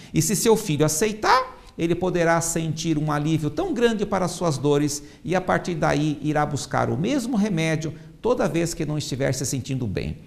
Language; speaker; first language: Portuguese; native; Portuguese